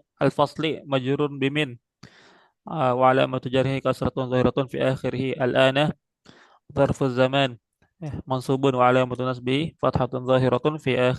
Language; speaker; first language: Arabic; non-native, fluent; Indonesian